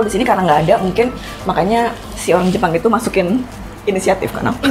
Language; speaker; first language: Indonesian; native; Indonesian